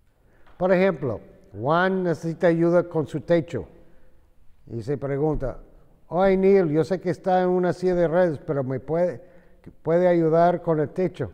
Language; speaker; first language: Spanish; non-native, fluent; English